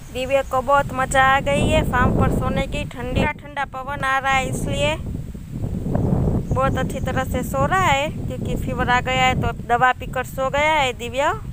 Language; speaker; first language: Hindi; non-native, local second language; Gujarati